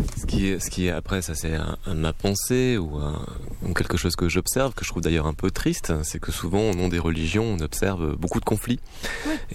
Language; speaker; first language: French; native; French